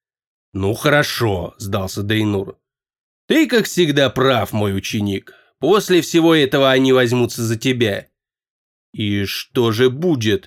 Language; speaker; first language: Russian; native; Russian